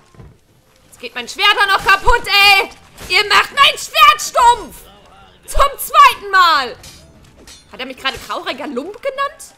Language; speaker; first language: German; native; German